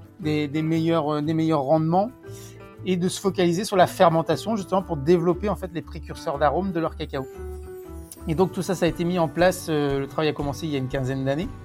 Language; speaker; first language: French; native; French